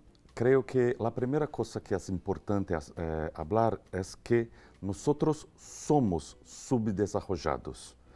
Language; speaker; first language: Spanish; non-native, learner; Portuguese